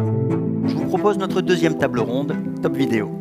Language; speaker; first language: French; native; French